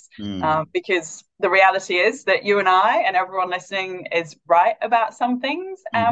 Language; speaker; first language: English; native; English